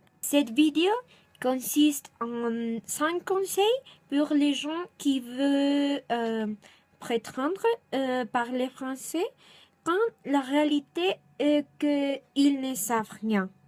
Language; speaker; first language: French; non-native, learner; Spanish